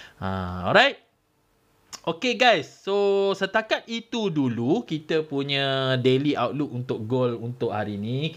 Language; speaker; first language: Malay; native; Malay